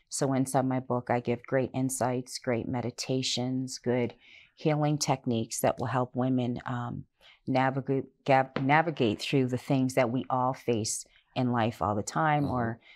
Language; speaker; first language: English; native; English